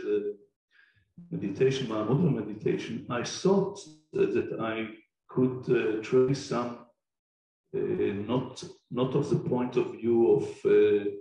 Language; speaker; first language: English; non-native, fluent; Hebrew